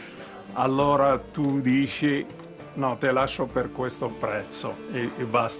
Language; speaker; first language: Italian; non-native, fluent; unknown